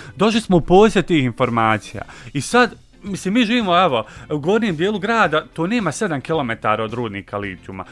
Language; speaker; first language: Bosnian; native; Bosnian